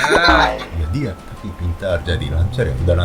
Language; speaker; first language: Indonesian; non-native, learner; Japanese